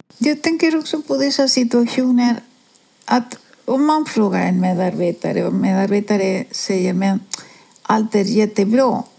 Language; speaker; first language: Swedish; non-native, fluent; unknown